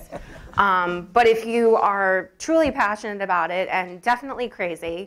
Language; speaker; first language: English; native; English